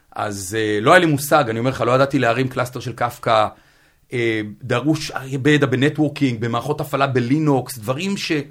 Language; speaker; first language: Hebrew; native; Hebrew